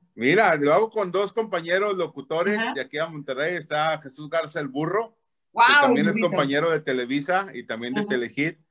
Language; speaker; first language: Spanish; native; Spanish